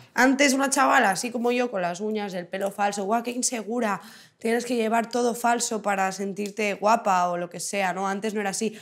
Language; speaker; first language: Spanish; non-native, local second language; Catalan